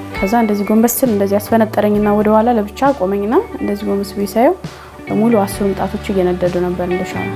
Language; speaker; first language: Amharic; native; Amharic